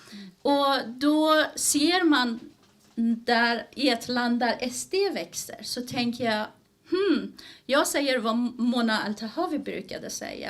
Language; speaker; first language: Swedish; early bilingual, other home language; Persian